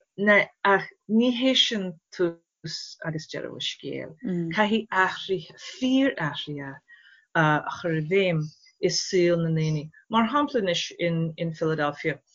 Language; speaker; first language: Irish; non-native, fluent; English